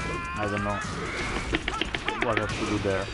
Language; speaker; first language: English; non-native, learner; Italian